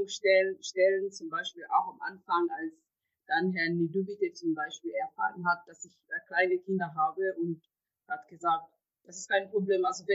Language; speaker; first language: German; non-native, fluent; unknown